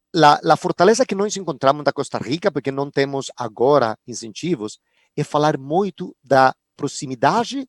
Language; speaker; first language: Portuguese; non-native, fluent; Spanish